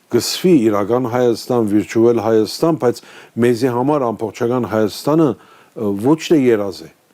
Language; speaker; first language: Armenian; early bilingual, heritage; Armenian